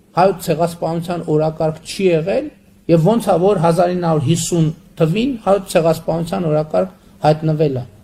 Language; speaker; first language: Armenian; native; Armenian